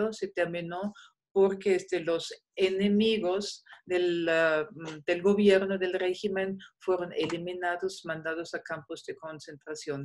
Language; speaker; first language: Spanish; non-native, fluent; German